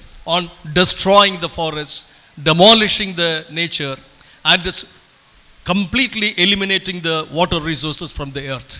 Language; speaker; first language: English; non-native, local second language; Tamil